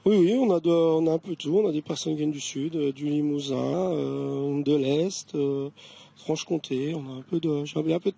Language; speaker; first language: French; native; French